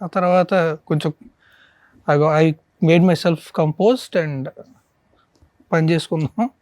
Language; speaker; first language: Telugu; native; Telugu